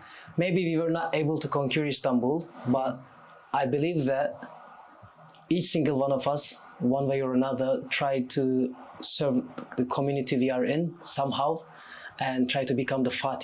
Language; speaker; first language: English; non-native, fluent; Turkish